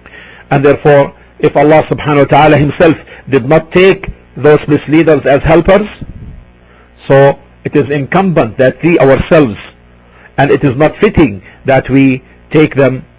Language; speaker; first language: English; non-native, fluent; Arabic